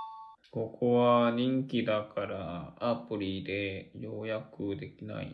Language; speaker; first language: Japanese; non-native, learner; Korean